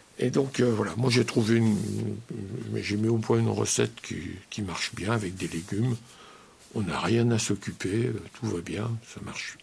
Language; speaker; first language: French; native; French